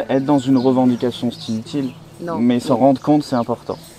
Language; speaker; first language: French; native; French